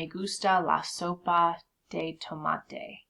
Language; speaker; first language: Spanish; non-native, fluent; English